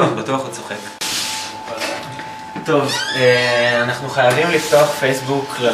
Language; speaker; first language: Hebrew; native; Hebrew